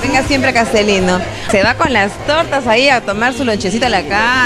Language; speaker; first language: Spanish; native; Spanish